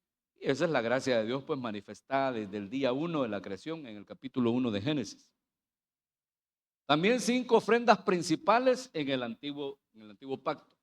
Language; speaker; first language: Spanish; native; Spanish